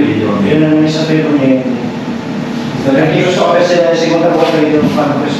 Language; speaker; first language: Italian; non-native, learner; Filipino